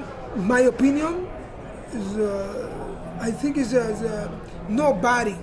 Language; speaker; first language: English; non-native, learner; Spanish